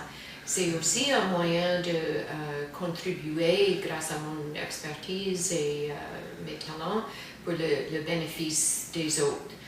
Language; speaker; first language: French; non-native, fluent; English